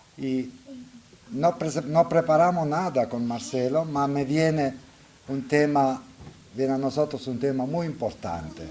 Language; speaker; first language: Spanish; non-native, learner; Italian